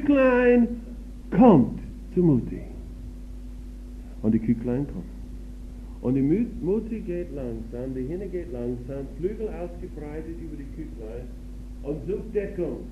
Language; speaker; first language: German; non-native, fluent; English